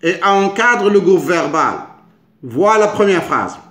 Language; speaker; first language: French; non-native, local second language; Arabic